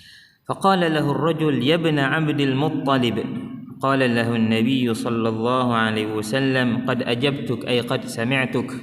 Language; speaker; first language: Arabic; non-native, fluent; Malay